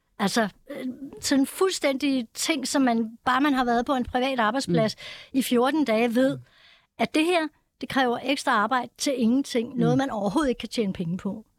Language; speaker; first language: Danish; native; Danish